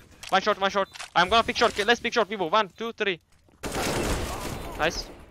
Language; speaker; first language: English; non-native, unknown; Turkish